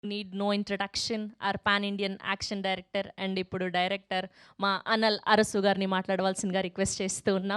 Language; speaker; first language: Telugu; native; Telugu